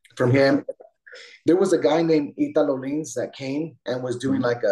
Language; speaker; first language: English; native; English